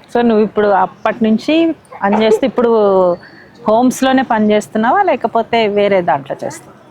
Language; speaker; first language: Telugu; native; Telugu